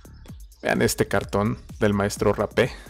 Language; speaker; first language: Spanish; native; Spanish